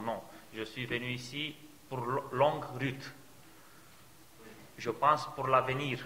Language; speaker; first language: French; non-native, fluent; Romanian